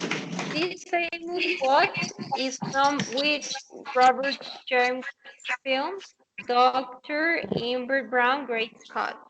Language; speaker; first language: English; non-native, fluent; Spanish